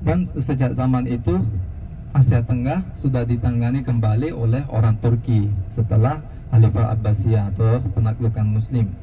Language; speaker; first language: Indonesian; non-native, fluent; Uzbek